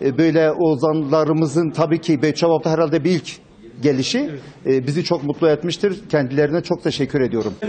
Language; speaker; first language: Turkish; non-native, local second language; Kurdish